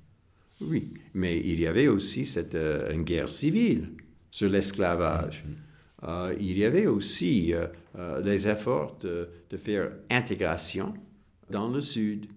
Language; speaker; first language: French; non-native, fluent; English